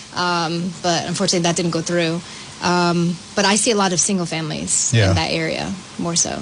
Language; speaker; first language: English; native; English